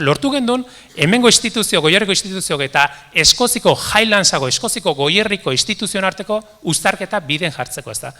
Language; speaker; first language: Basque; native; Basque